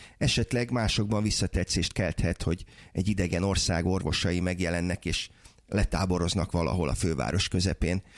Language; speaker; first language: Hungarian; native; Hungarian